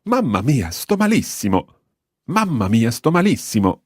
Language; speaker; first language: Italian; non-native, fluent; English